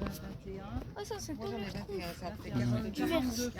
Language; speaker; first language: French; native; French